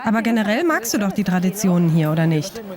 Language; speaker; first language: German; native; German